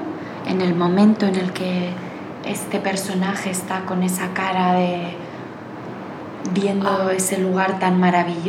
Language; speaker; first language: Spanish; native; Spanish